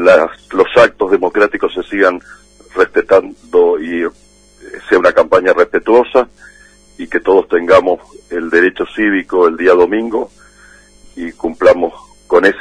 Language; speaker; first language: Spanish; native; Spanish